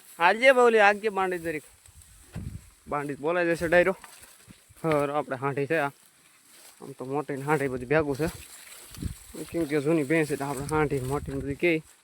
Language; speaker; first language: Gujarati; native; Gujarati